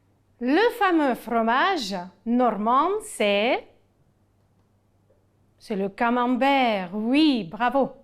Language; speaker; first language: French; non-native, fluent; Ukrainian